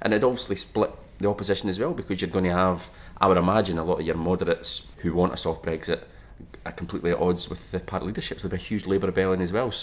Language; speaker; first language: English; native; English